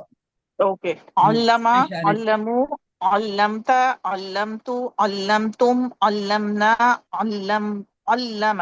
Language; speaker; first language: Arabic; non-native, learner; Urdu